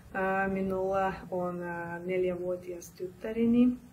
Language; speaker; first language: Finnish; non-native, fluent; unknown